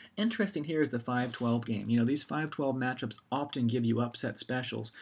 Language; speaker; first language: English; native; English